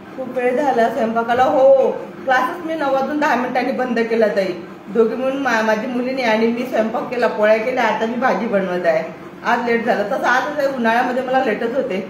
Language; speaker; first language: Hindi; non-native, local second language; Marathi